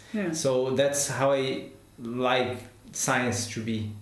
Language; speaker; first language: English; non-native, fluent; Portuguese